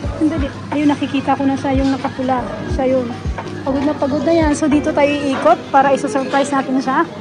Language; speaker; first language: Filipino; native; Filipino